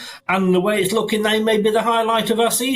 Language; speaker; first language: English; native; English